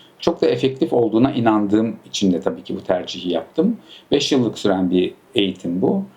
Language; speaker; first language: Turkish; early bilingual, heritage; Turkish